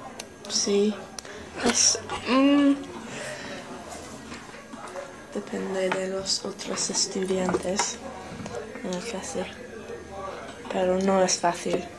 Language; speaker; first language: Spanish; non-native, learner; English